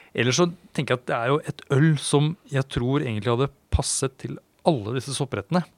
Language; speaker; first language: Norwegian; non-native, fluent; Swedish